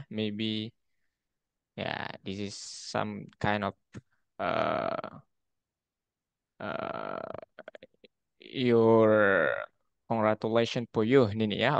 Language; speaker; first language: English; non-native, fluent; Indonesian